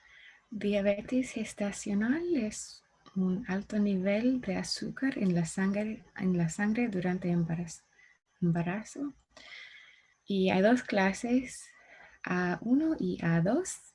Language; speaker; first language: Spanish; non-native, learner; English